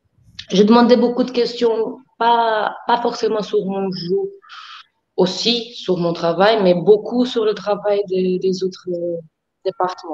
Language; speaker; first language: French; non-native, fluent; Portuguese